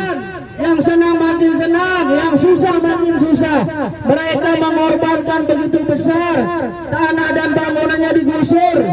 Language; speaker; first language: Indonesian; native; Indonesian